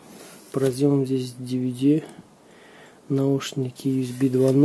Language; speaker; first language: Russian; native; Russian